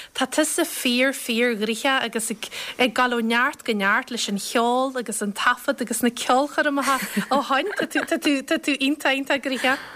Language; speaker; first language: Irish; native; Irish